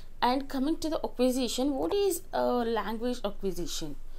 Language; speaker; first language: English; non-native, local second language; Telugu